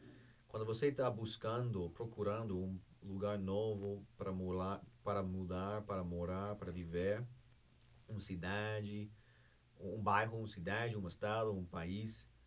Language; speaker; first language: Portuguese; non-native, fluent; English